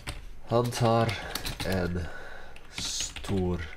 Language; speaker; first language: Swedish; non-native, learner; English